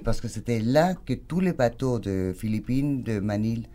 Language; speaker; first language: French; non-native, fluent; Spanish